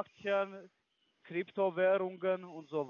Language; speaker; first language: German; non-native, learner; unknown